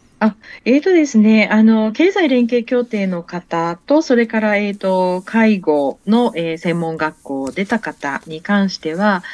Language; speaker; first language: Japanese; native; Japanese